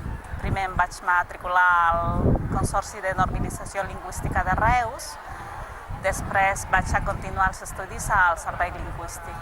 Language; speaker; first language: Catalan; non-native, fluent; Spanish